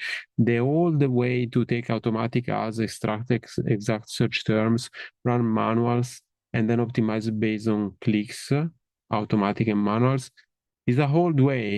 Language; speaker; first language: English; non-native, fluent; Italian